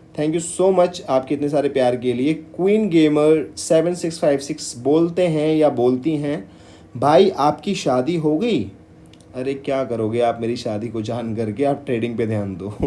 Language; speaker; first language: Hindi; native; Hindi